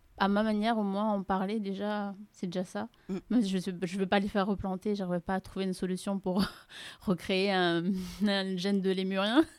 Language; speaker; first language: French; early bilingual, other home language; Malagasy